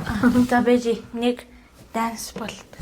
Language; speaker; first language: Mongolian; early bilingual, heritage; Mongolian